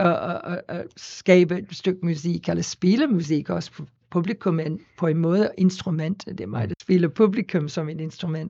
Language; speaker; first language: Danish; non-native, fluent; English